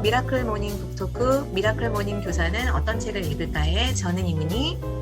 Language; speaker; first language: Korean; native; Korean